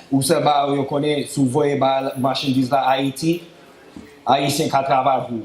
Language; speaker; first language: Haitian Creole; early bilingual, heritage; English